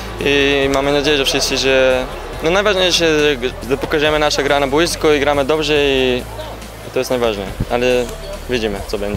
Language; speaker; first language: Polish; non-native, learner; Bulgarian